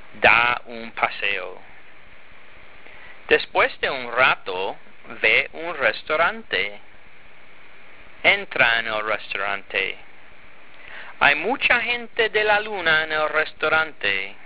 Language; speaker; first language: Spanish; non-native, fluent; English